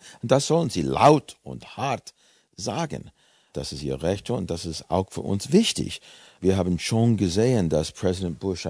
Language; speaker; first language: German; non-native, fluent; English